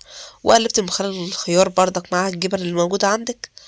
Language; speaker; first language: Arabic; native; Arabic